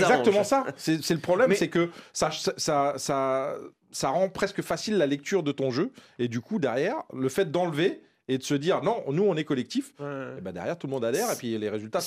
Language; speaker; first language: French; native; French